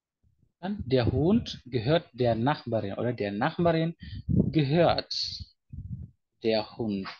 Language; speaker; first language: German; non-native, fluent; Indonesian